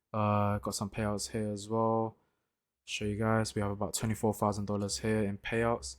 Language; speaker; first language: English; native; English